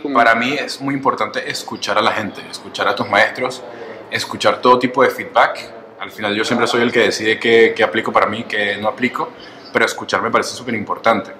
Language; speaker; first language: Spanish; native; Spanish